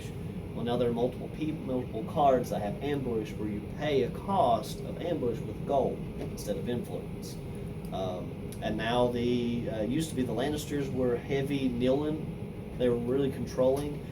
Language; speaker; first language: English; native; English